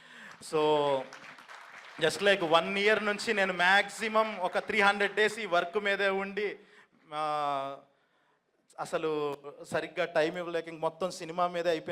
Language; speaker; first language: Telugu; native; Telugu